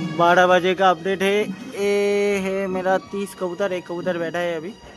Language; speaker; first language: Hindi; non-native, local second language; Bangla